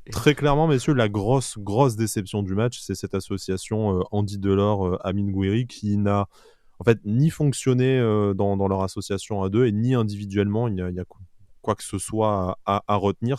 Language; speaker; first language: French; native; French